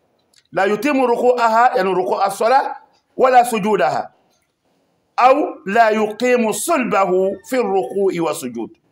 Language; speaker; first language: Arabic; non-native, fluent; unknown